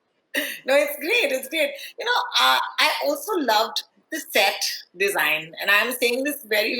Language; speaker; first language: English; non-native, local second language; Hindi